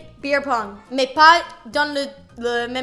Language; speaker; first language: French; non-native, learner; English